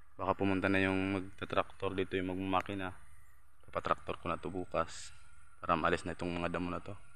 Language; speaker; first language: Filipino; non-native, local second language; Bikol